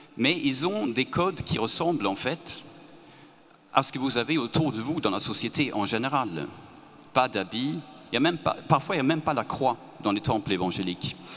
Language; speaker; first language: French; non-native, fluent; Swedish